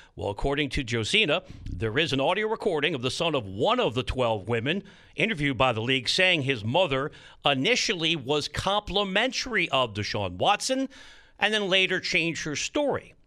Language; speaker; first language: English; native; English